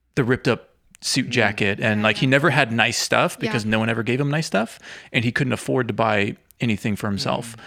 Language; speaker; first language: English; native; English